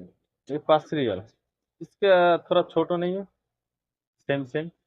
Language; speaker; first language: Hindi; non-native, learner; Bangla